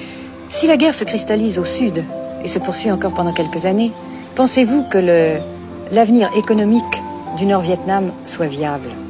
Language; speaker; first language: French; native; French